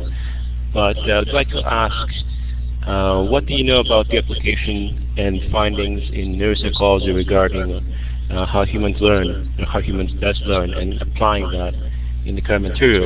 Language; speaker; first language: English; non-native, fluent; Greek